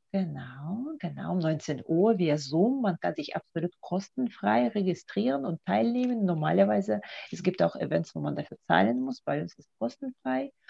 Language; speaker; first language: German; non-native, fluent; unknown